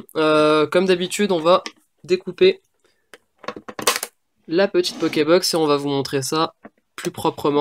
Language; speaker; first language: French; native; French